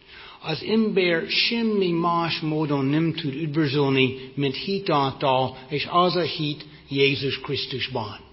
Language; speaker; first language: Hungarian; non-native, fluent; English